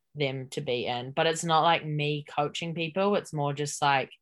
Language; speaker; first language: English; native; English